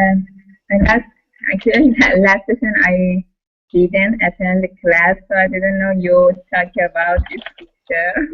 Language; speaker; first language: English; non-native, learner; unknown